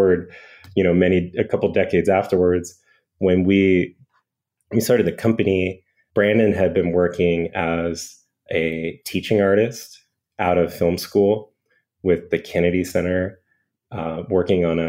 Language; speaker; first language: English; native; English